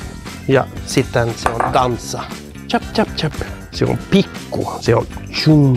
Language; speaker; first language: Finnish; non-native, learner; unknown